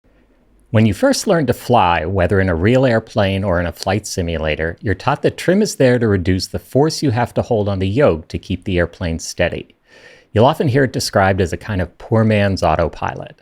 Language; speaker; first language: English; native; English